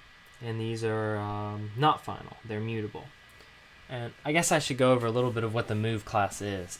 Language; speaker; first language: English; native; English